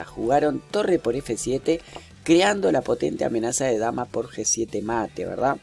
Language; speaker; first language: Spanish; native; Spanish